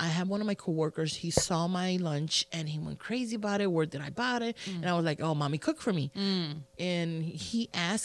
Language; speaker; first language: English; non-native, fluent; Spanish